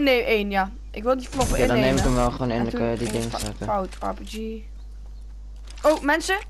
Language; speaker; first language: Dutch; native; Dutch